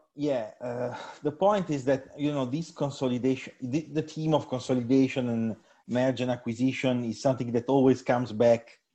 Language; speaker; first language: English; non-native, fluent; Italian